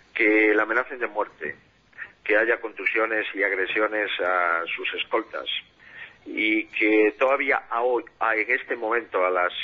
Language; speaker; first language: Spanish; native; Spanish